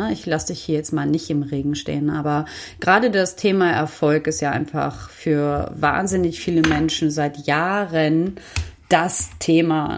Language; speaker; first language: German; native; German